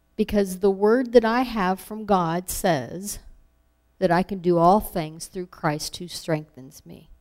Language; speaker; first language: English; native; English